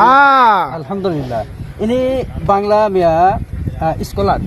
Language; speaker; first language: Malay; non-native, learner; Bangla